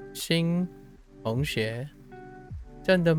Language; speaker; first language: Chinese; non-native, learner; English